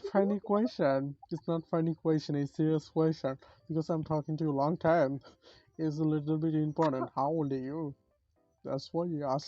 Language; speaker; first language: English; non-native, learner; Bangla